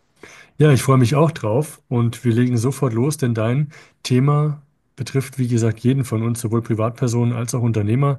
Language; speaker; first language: German; native; German